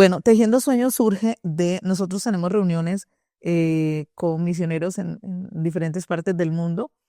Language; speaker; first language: Spanish; native; Spanish